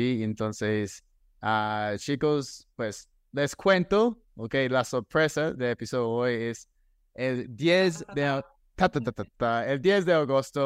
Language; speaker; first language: Spanish; non-native, fluent; English